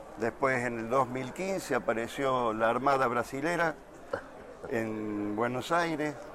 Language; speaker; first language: Spanish; native; Spanish